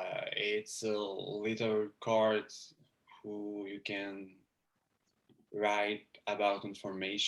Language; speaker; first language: English; non-native, learner; French